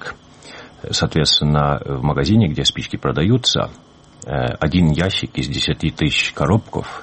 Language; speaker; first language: Russian; native; Russian